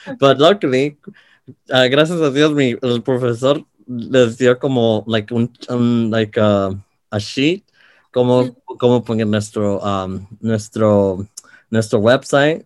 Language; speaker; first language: Spanish; early bilingual, heritage; Spanish